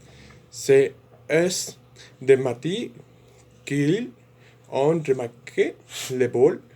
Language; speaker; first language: French; non-native, learner; Spanish